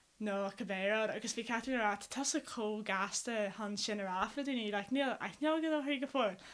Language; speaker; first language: Irish; non-native, local second language; English